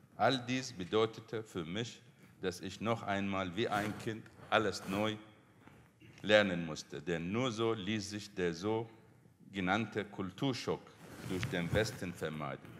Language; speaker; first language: German; non-native, fluent; Arabic